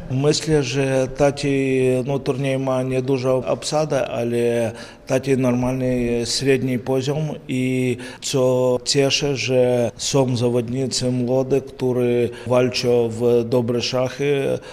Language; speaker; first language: Polish; non-native, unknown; Ukrainian